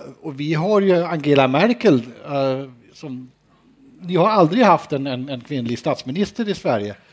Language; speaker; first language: Swedish; non-native, fluent; German